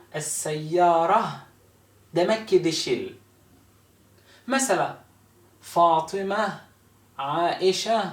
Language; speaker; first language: Turkish; non-native, fluent; Arabic